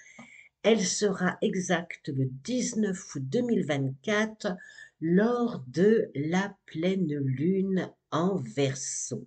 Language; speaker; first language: French; native; French